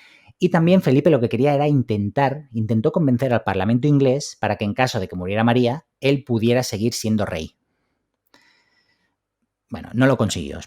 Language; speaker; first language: Spanish; native; Spanish